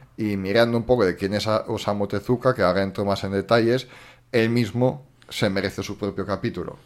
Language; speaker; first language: Spanish; early bilingual, other home language; German